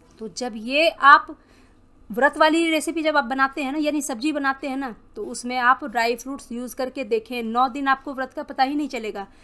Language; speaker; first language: Hindi; native; Hindi